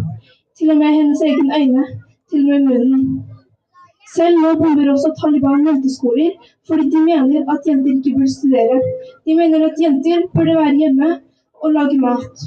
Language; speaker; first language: Norwegian; early bilingual, other home language; Persian